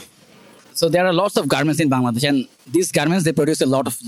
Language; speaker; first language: English; non-native, local second language; Bangla